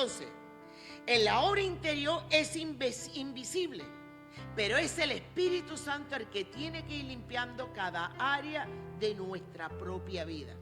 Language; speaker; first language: Spanish; native; Spanish